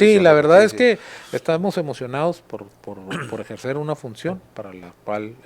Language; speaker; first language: Spanish; native; Spanish